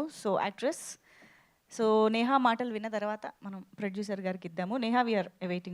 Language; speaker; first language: Telugu; native; Telugu